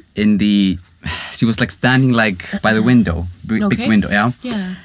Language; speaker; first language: English; non-native, fluent; Icelandic